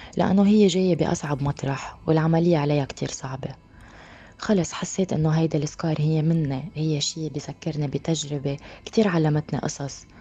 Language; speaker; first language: Arabic; native; Arabic